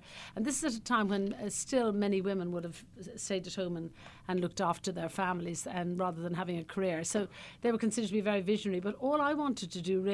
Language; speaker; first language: English; native; English